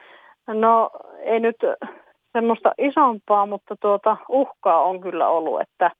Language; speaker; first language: Finnish; native; Finnish